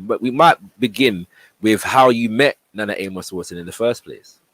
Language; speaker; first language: English; native; English